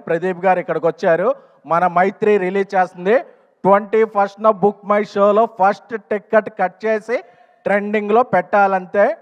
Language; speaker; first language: Telugu; native; Telugu